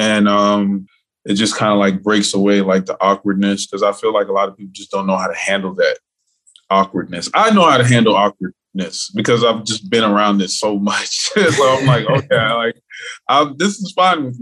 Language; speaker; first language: English; native; English